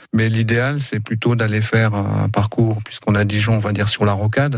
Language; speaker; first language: French; native; French